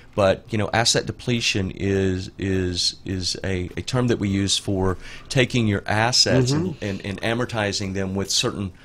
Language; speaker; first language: English; native; English